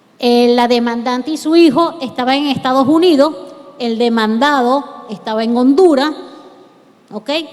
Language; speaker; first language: Spanish; native; Spanish